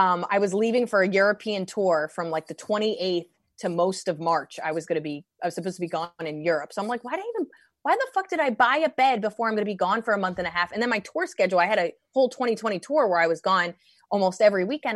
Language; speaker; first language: English; native; English